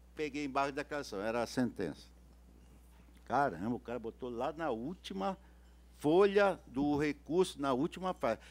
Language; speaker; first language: Portuguese; native; Portuguese